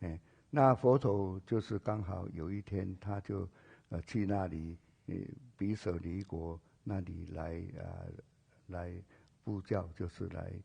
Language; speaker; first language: Chinese; native; Chinese